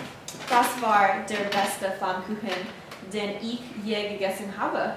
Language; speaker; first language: German; non-native, learner; English